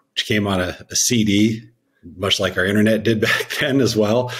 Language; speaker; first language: English; native; English